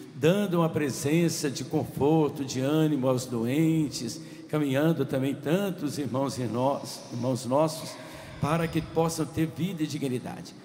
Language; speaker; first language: Portuguese; native; Portuguese